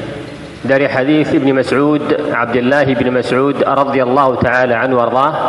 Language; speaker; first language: Indonesian; non-native, fluent; Arabic